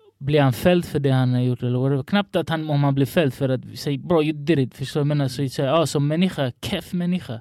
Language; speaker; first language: Swedish; early bilingual, other home language; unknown